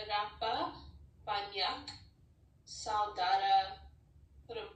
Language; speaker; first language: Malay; non-native, learner; English